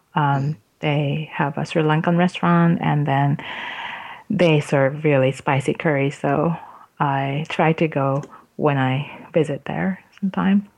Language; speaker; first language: English; non-native, fluent; Japanese